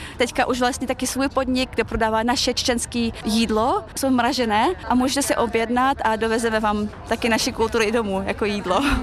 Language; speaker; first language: Czech; early bilingual, other home language; Chechen